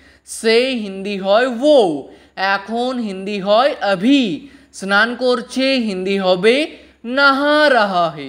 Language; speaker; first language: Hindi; non-native, fluent; Bangla